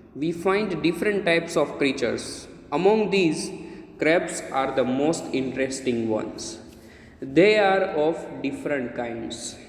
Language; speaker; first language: English; non-native, local second language; Gujarati